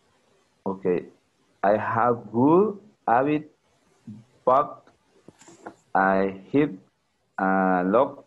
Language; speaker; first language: English; non-native, learner; Spanish